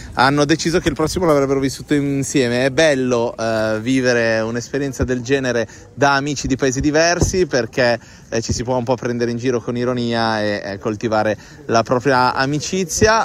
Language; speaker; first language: Italian; native; Italian